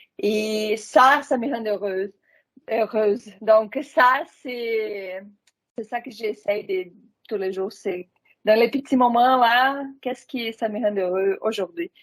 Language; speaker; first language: French; non-native, fluent; Portuguese